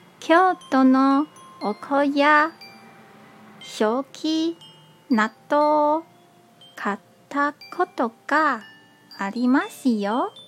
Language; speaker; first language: Japanese; non-native, learner; Chinese